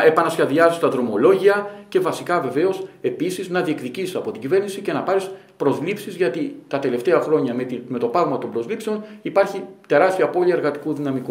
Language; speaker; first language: Greek; native; Greek